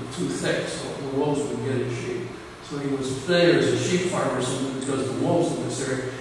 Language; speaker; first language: English; native; English